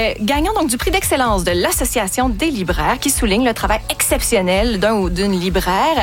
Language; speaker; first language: French; native; French